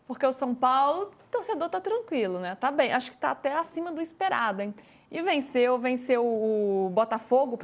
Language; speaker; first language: Portuguese; native; Portuguese